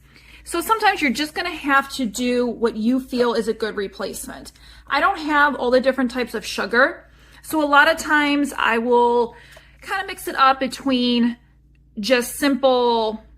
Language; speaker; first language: English; native; English